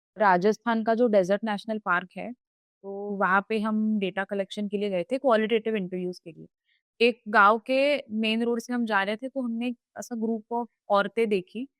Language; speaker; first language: Hindi; non-native, local second language; Marathi